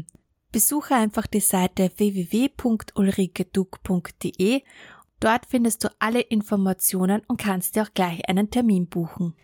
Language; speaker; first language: German; native; German